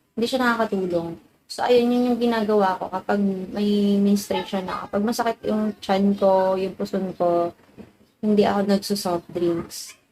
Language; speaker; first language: Filipino; native; Filipino